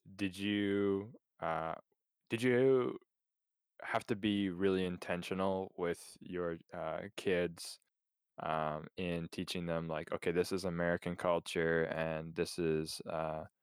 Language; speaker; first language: English; native; English